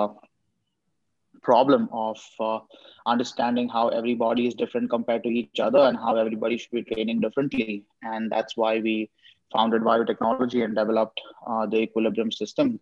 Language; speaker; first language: English; non-native, local second language; Hindi